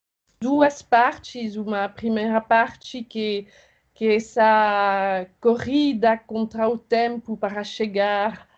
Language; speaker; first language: Portuguese; non-native, fluent; French